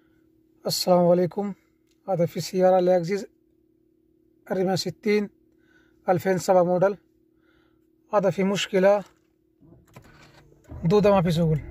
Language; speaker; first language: Arabic; non-native, learner; Urdu